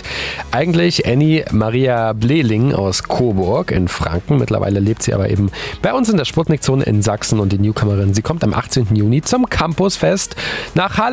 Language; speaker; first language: German; native; German